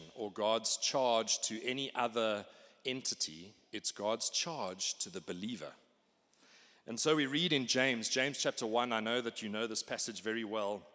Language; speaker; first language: English; native; English